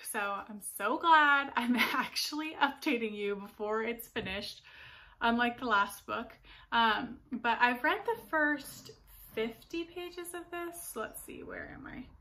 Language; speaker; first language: English; native; English